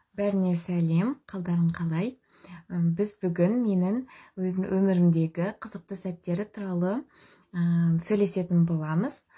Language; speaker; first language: Kazakh; non-native, local second language; Russian